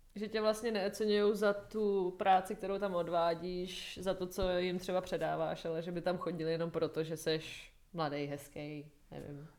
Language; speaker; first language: Czech; native; Czech